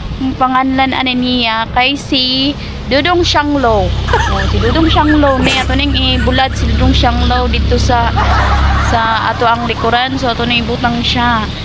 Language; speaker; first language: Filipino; non-native, local second language; Cebuano